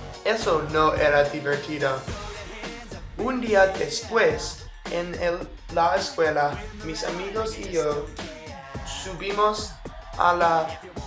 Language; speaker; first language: Spanish; non-native, learner; English